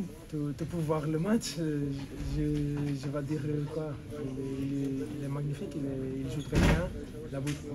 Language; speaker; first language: French; non-native, learner; Portuguese